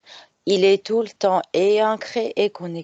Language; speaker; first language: French; non-native, fluent; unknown